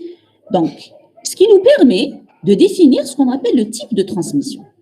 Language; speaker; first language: French; non-native, local second language; Arabic